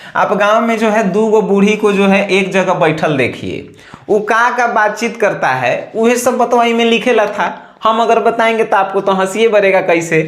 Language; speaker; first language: Hindi; native; Hindi